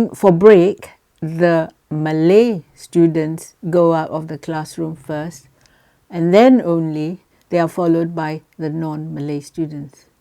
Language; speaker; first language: English; non-native, local second language; Malay